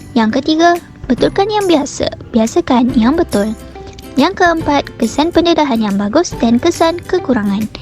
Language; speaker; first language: Malay; native; Malay